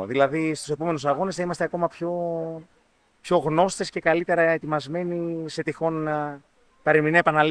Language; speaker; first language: Greek; native; Greek